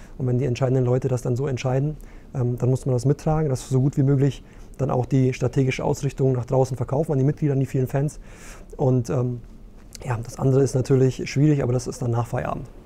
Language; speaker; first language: German; early bilingual, other home language; Romanian